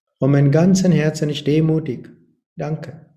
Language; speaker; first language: German; non-native, learner; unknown